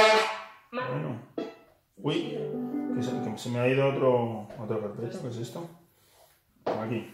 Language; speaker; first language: Spanish; native; Spanish